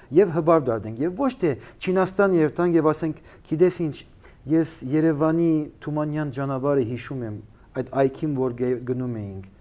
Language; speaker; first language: Armenian; early bilingual, heritage; Armenian